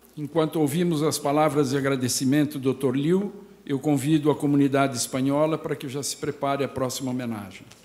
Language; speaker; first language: Portuguese; native; Portuguese